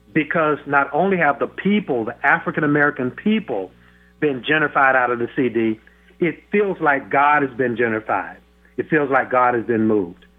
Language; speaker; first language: English; native; English